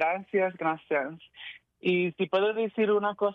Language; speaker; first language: Spanish; early bilingual, heritage; Spanish